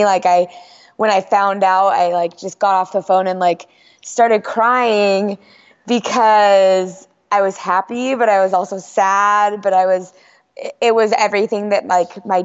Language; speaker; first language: English; native; English